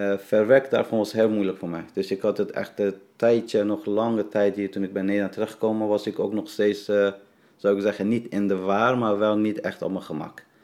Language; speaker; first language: Dutch; non-native, fluent; Persian